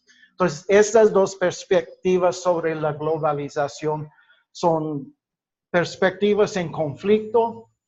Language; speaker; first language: Spanish; non-native, fluent; English